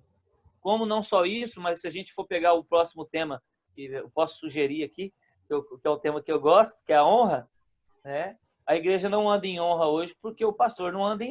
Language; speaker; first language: Portuguese; native; Portuguese